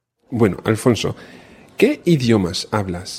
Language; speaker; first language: Spanish; non-native, fluent; English